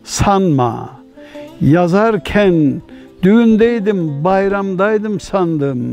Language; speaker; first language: Turkish; native; Turkish